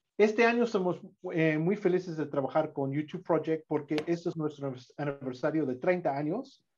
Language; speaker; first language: Spanish; non-native, fluent; English